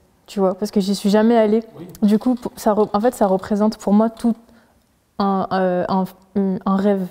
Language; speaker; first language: French; early bilingual, other home language; Arabic